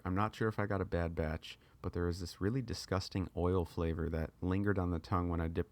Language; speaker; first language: English; native; English